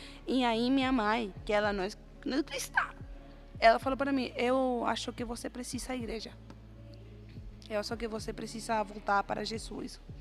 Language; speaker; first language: Portuguese; non-native, fluent; Spanish